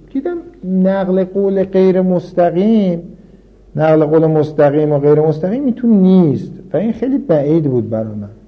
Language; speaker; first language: Persian; native; Persian